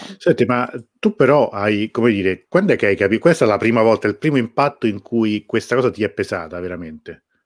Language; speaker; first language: Italian; native; Italian